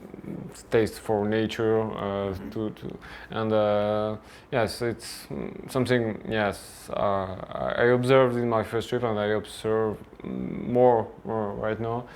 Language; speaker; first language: English; non-native, fluent; French